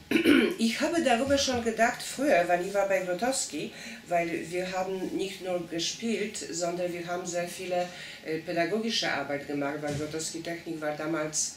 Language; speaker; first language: German; non-native, fluent; Polish